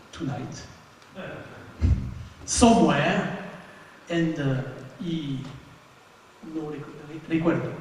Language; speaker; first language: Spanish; non-native, learner; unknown